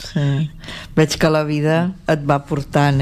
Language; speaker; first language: Catalan; native; Catalan